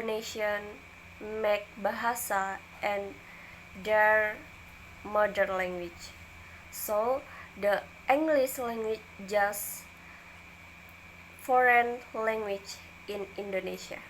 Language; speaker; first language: English; non-native, learner; Indonesian